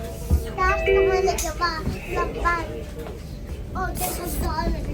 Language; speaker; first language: Swedish; early bilingual, other home language; Mongolian